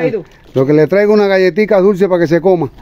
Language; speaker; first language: Spanish; native; Spanish